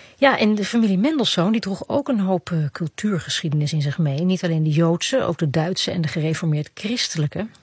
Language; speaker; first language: Dutch; native; Dutch